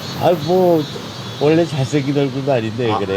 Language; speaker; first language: Korean; native; Korean